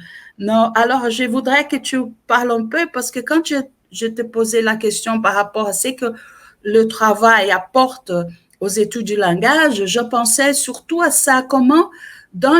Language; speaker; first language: French; non-native, fluent; Portuguese